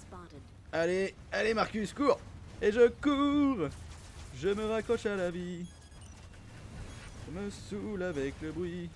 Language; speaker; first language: French; native; French